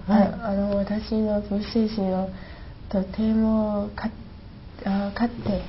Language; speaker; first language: Japanese; non-native, learner; Chinese